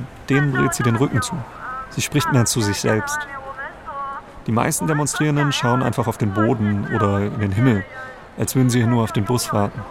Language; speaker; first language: German; native; German